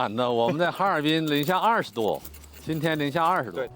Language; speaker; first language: Chinese; native; Chinese